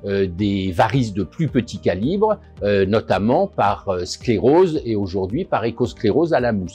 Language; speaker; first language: French; native; French